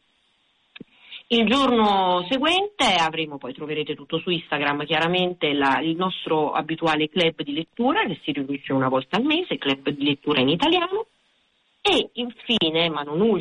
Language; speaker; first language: Italian; native; Italian